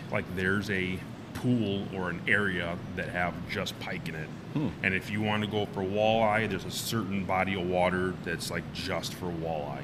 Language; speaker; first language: English; native; English